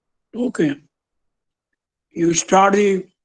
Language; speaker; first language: English; non-native, local second language; Hindi